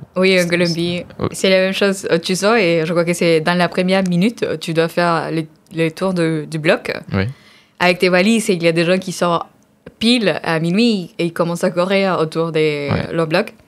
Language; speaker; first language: French; non-native, fluent; Spanish